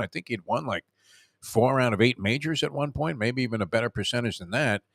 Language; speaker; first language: English; native; English